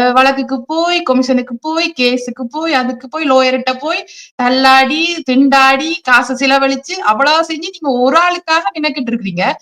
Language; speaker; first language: Tamil; early bilingual, heritage; Tamil